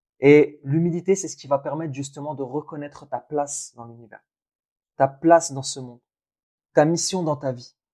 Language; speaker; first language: French; early bilingual, other home language; Arabic